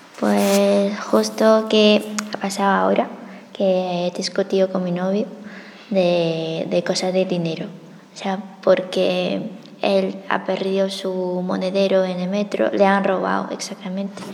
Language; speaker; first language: Spanish; non-native, fluent; Chinese